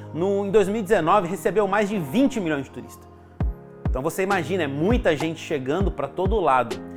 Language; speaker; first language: Portuguese; native; Portuguese